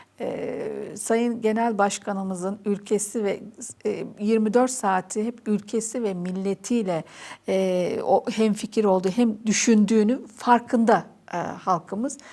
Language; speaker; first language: Turkish; native; Turkish